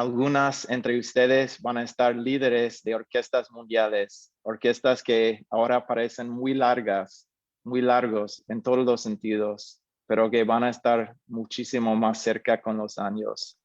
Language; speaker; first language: Spanish; non-native, fluent; English